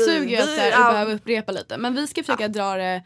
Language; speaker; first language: Swedish; native; Swedish